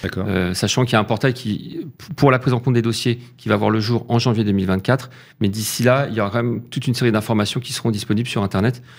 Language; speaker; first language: French; native; French